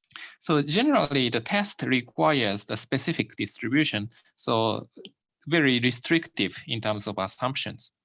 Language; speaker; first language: English; non-native, fluent; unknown